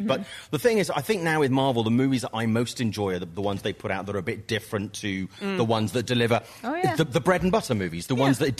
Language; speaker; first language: English; native; English